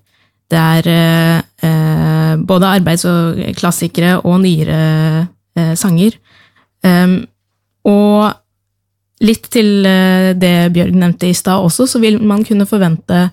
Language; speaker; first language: Norwegian; native; Norwegian